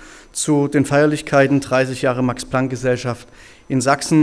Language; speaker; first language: German; native; German